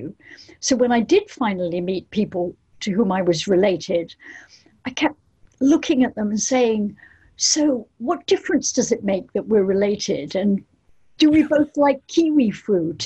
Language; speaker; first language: English; native; English